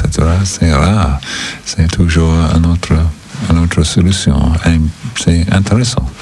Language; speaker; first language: French; non-native, fluent; English